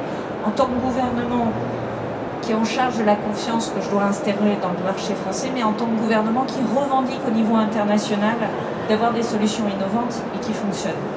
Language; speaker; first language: French; native; French